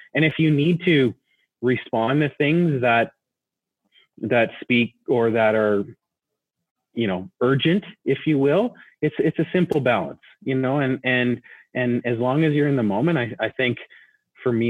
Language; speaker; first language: English; native; English